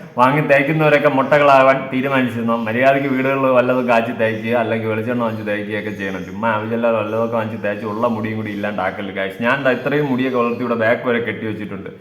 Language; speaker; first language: Malayalam; native; Malayalam